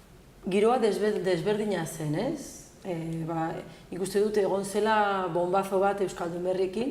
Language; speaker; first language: Basque; non-native, local second language; Spanish